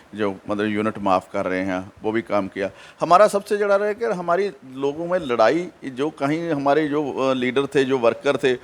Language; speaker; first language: Hindi; non-native, local second language; Punjabi